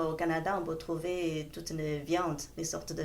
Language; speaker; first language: French; non-native, fluent; Chinese